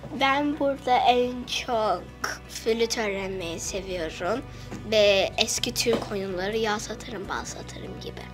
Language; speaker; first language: Turkish; early bilingual, heritage; Turkish